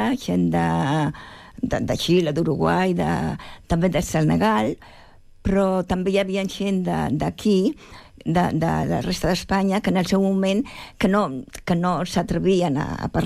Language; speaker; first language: Catalan; native; Catalan